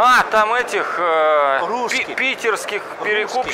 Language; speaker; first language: Russian; native; Russian